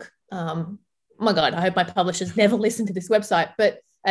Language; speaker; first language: English; early bilingual, other home language; Arabic